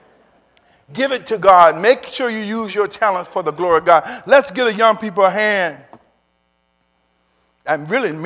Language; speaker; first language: English; native; English